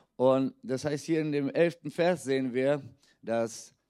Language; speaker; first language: German; native; German